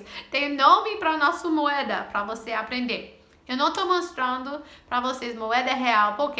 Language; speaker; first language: Portuguese; non-native, fluent; English